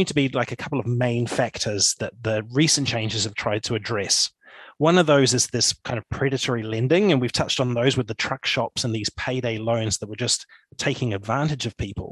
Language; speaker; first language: English; native; English